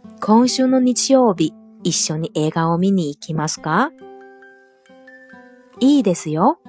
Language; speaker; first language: Japanese; non-native, local second language; Chinese